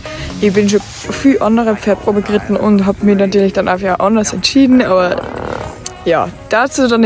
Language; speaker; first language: German; native; German